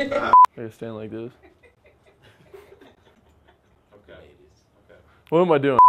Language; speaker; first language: English; native; English